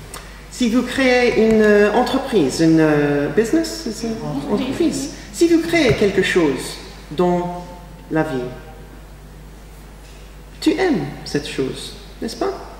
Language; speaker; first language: French; non-native, fluent; English